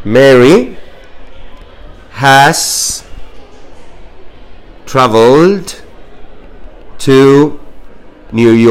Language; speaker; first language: English; non-native, fluent; Spanish